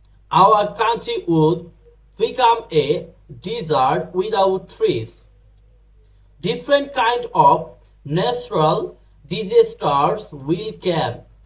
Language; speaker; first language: English; non-native, local second language; Bangla